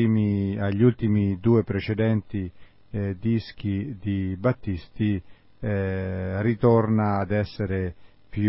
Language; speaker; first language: Italian; native; Italian